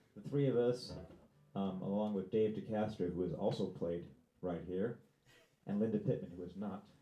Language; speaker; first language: English; native; English